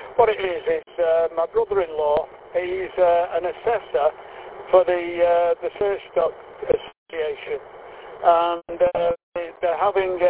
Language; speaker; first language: English; native; English